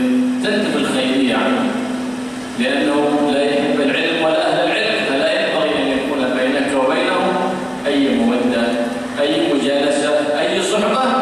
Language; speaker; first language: Arabic; native; Arabic